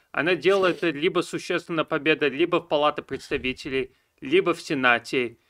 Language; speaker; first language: Russian; early bilingual, heritage; Russian